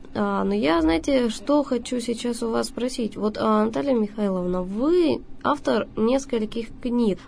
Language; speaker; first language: Russian; native; Russian